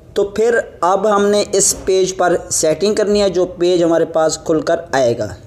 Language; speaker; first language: Urdu; non-native, local second language; Punjabi